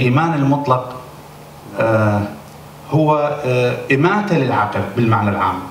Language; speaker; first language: Arabic; native; Arabic